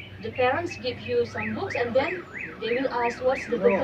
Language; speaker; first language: English; non-native, learner; Indonesian